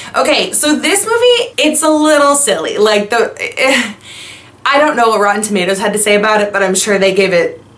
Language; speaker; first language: English; native; English